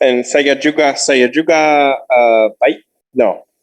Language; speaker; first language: Indonesian; non-native, learner; English